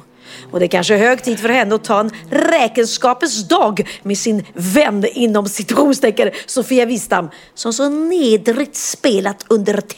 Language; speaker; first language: Swedish; native; Swedish